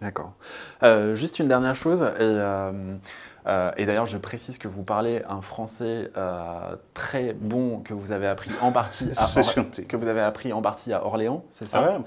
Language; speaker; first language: French; native; French